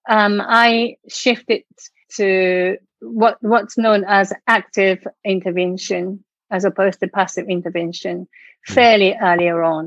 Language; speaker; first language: English; non-native, fluent; Japanese